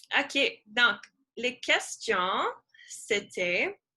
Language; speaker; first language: French; non-native, learner; English